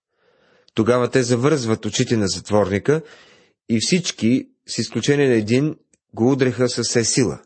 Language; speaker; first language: Bulgarian; native; Bulgarian